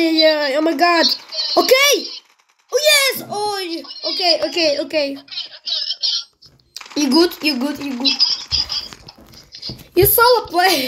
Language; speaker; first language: English; non-native, learner; Russian